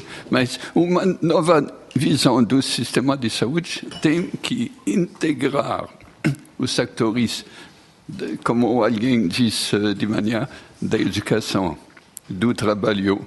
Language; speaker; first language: Portuguese; non-native, fluent; French